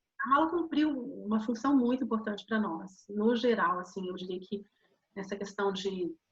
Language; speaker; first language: Portuguese; native; Portuguese